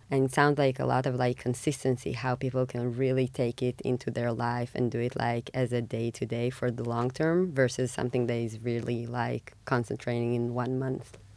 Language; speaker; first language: English; non-native, fluent; Hebrew